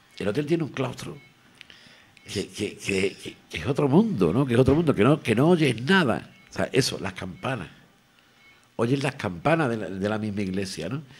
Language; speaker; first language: Spanish; native; Spanish